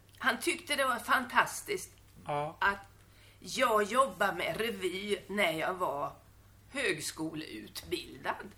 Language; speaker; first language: Swedish; native; Swedish